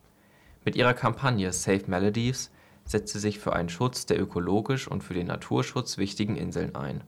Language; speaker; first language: German; native; German